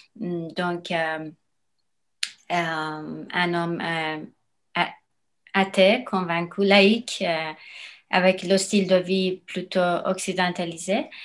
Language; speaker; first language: French; non-native, learner; Persian